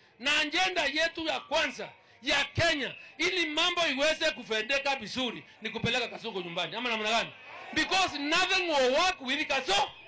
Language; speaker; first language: Swahili; non-native, local second language; Meru